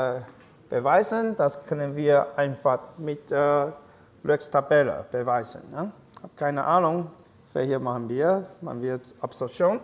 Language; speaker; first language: German; non-native, fluent; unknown